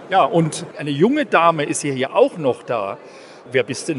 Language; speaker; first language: German; native; German